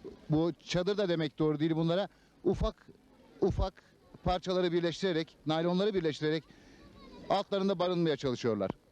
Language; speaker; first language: Turkish; native; Turkish